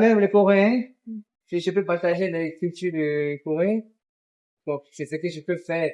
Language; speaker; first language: French; non-native, learner; Korean